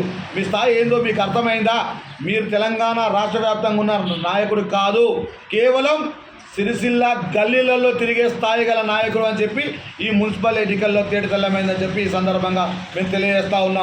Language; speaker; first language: Telugu; native; Telugu